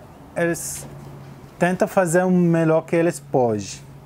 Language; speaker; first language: Portuguese; non-native, learner; Arabic